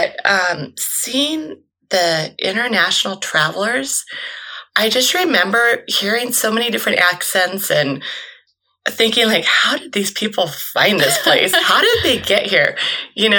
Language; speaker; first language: English; native; English